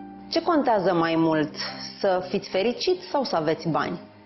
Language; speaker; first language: Romanian; native; Romanian